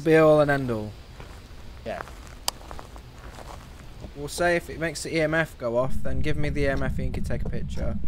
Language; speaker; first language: English; native; English